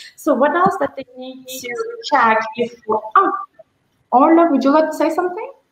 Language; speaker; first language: English; non-native, fluent; Turkish